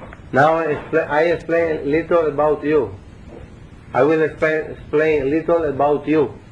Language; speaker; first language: English; non-native, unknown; Italian